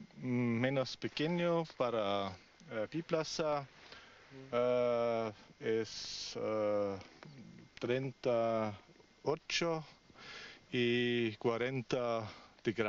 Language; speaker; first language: Spanish; non-native, learner; German